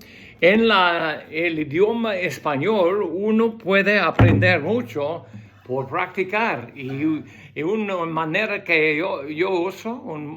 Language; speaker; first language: Spanish; non-native, learner; English